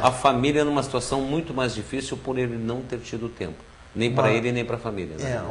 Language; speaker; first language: Portuguese; native; Portuguese